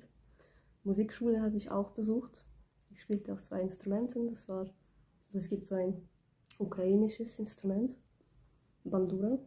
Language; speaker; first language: German; early bilingual, other home language; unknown